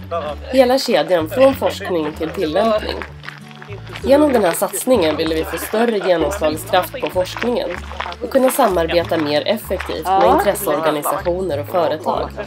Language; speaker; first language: Swedish; native; Swedish